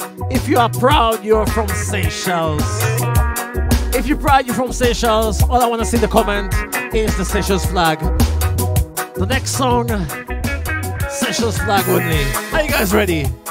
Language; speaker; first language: English; non-native, local second language; Seselwa Creole French